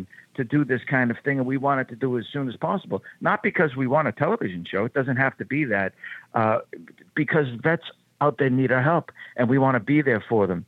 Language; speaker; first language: English; native; English